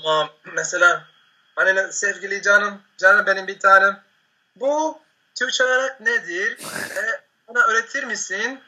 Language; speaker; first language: Turkish; non-native, fluent; Spanish